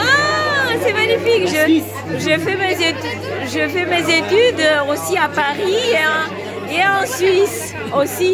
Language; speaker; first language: French; non-native, fluent; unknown